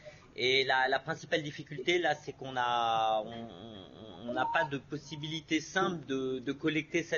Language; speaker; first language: French; native; French